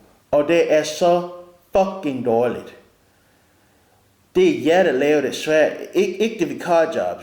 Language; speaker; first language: Danish; non-native, learner; English